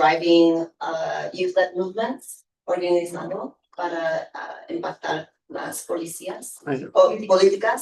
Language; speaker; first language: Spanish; early bilingual, heritage; Spanish